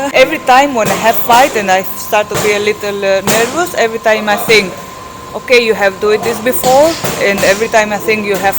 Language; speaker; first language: English; non-native, fluent; Greek